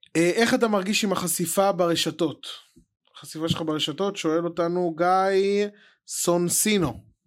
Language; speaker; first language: Hebrew; native; Hebrew